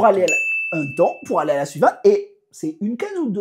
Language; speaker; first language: French; native; French